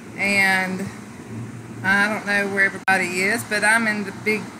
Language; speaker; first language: English; native; English